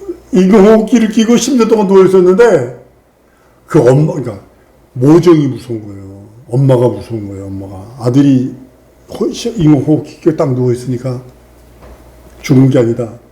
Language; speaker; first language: Korean; native; Korean